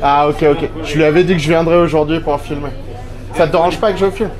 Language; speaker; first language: French; native; French